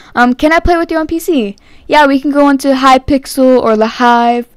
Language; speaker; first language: English; native; English